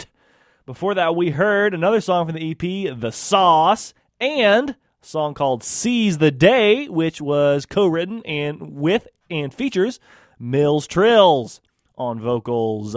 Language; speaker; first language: English; native; English